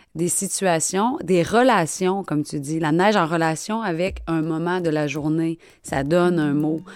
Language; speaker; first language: French; native; French